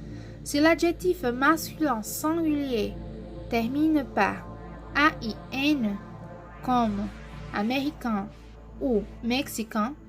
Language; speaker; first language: French; non-native, fluent; Portuguese